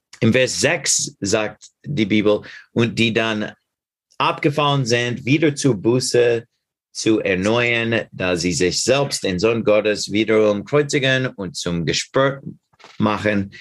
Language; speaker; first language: German; non-native, learner; English